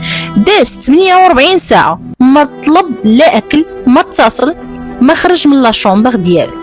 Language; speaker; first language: Arabic; native; Arabic